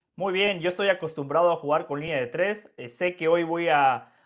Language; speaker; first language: Spanish; native; Spanish